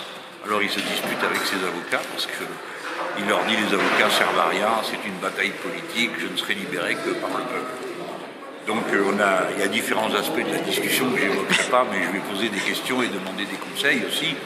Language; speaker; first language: French; native; French